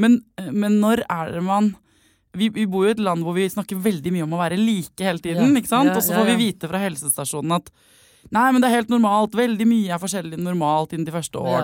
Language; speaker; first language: Norwegian; native; Norwegian